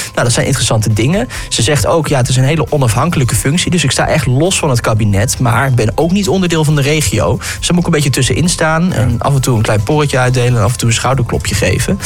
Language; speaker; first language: Dutch; native; Dutch